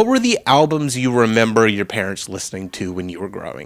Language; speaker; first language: English; native; English